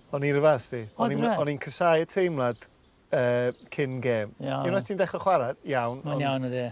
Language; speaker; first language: Welsh; native; Welsh